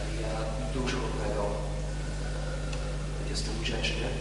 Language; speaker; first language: Polish; non-native, learner; English